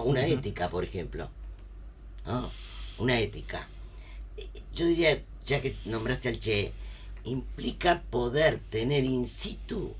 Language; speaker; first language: Spanish; native; Spanish